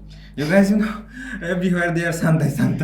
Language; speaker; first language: English; non-native, local second language; Bangla